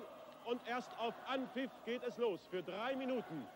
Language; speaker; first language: German; native; German